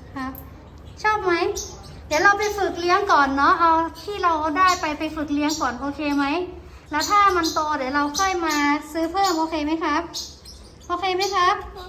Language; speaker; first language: Thai; native; Thai